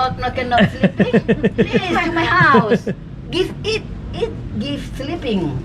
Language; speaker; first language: English; non-native, learner; Indonesian